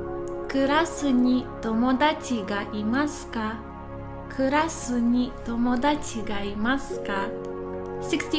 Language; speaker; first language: Japanese; non-native, fluent; English